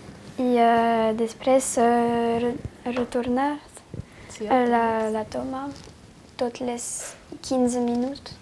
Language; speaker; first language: Catalan; non-native, learner; French